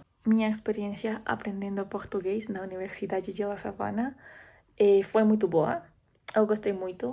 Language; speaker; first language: Portuguese; non-native, fluent; Spanish